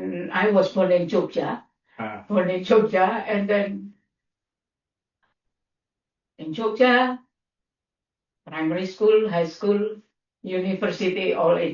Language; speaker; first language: English; non-native, learner; Indonesian